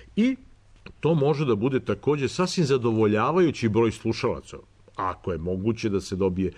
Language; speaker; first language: Serbian; native; Serbian